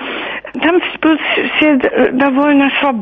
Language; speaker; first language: Russian; non-native, fluent; German